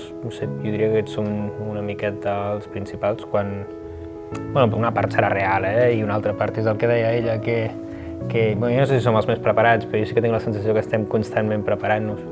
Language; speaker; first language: Catalan; native; Catalan